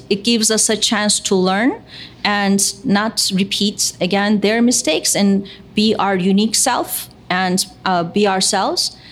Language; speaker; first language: English; non-native, fluent; Turkish